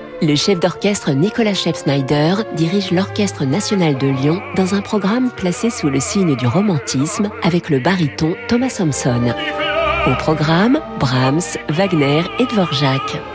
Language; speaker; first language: French; native; French